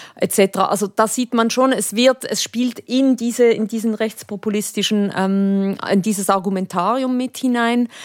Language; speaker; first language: German; native; German